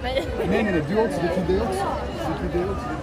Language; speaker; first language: Swedish; non-native, fluent; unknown